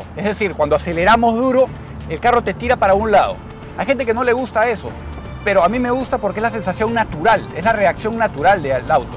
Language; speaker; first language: Spanish; native; Spanish